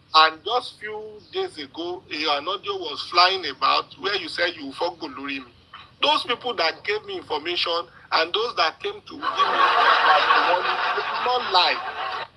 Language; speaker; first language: English; non-native, local second language; Yoruba